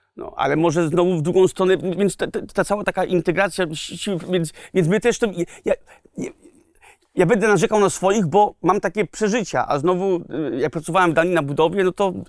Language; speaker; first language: Polish; early bilingual, heritage; Polish